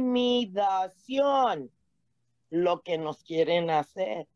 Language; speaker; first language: Spanish; early bilingual, heritage; Spanish